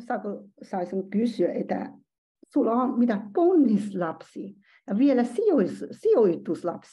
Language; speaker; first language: Finnish; non-native, learner; Chinese